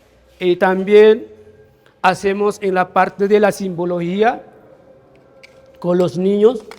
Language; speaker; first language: Spanish; non-native, local second language; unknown